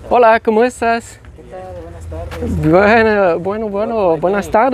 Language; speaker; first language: Spanish; non-native, learner; English